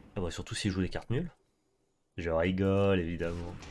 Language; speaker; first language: French; native; French